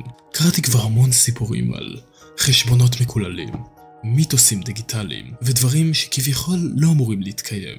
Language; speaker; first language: Hebrew; native; Hebrew